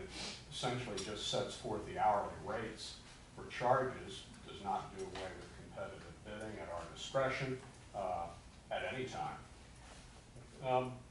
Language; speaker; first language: English; native; English